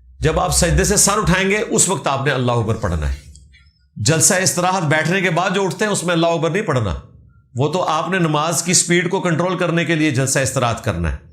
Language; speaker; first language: Urdu; non-native, local second language; Punjabi